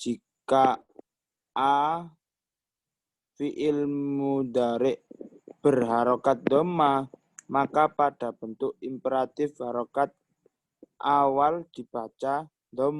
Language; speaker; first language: Indonesian; native; Indonesian